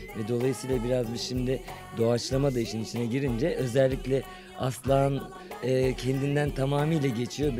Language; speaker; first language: Turkish; native; Turkish